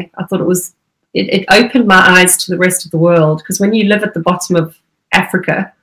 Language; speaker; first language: English; native; English